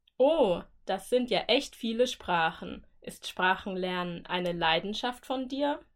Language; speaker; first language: German; native; German